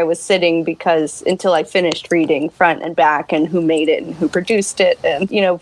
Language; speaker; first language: English; native; English